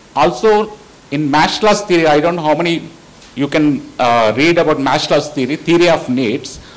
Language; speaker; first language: English; non-native, local second language; Telugu